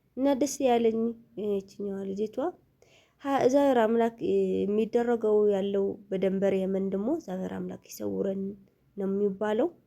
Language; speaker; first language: Amharic; non-native, local second language; Tigrinya